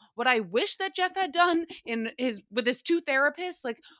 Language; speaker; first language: English; native; English